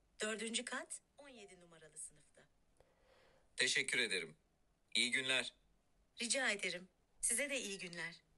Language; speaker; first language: Turkish; non-native, fluent; Persian